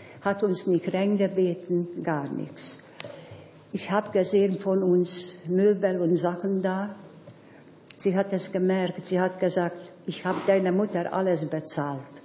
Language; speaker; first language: German; non-native, fluent; Hungarian